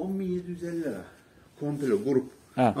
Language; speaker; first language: Turkish; native; Turkish